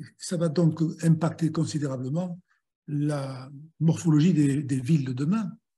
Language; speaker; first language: French; native; French